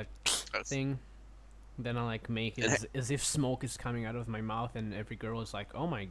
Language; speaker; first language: English; non-native, fluent; Hebrew